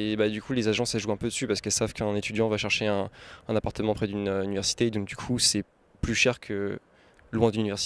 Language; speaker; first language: French; native; French